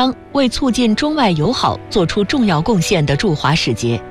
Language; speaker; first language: Chinese; native; Chinese